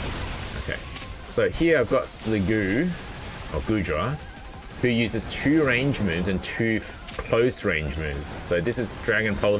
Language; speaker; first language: English; native; English